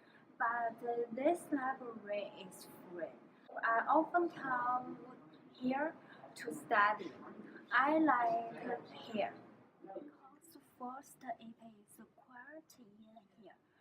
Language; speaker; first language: English; non-native, learner; Chinese